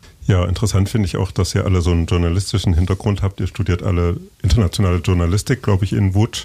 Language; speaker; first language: German; native; German